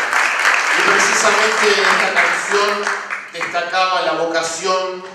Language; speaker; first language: Spanish; native; Spanish